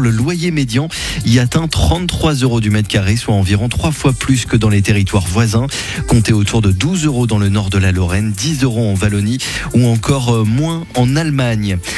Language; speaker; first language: French; native; French